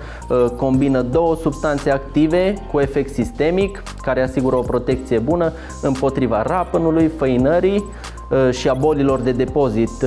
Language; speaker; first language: Romanian; native; Romanian